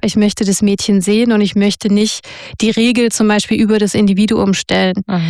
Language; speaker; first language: German; native; German